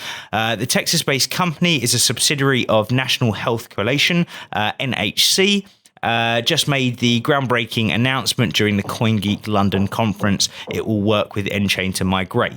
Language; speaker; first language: English; native; English